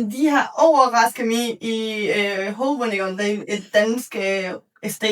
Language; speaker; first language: Danish; non-native, learner; Spanish